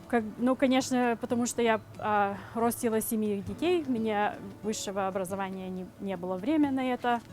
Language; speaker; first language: Russian; early bilingual, heritage; Russian